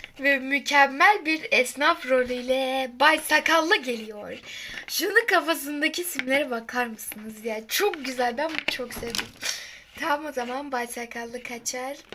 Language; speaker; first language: Turkish; native; Turkish